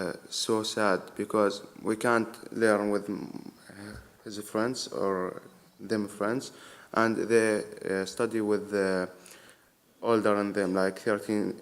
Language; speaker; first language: English; non-native, learner; Arabic